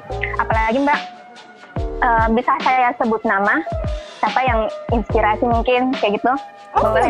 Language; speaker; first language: Indonesian; native; Indonesian